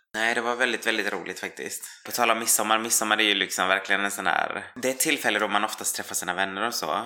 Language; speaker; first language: Swedish; native; Swedish